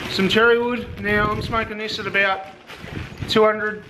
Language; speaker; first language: English; native; English